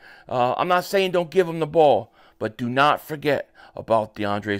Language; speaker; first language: English; native; English